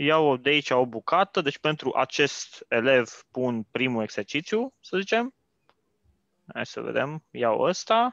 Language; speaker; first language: Romanian; native; Romanian